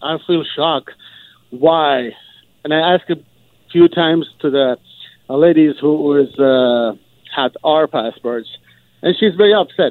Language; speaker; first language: English; non-native, learner; Persian